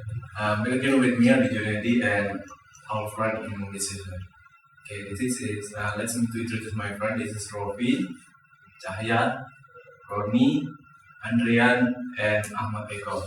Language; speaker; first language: English; non-native, learner; Indonesian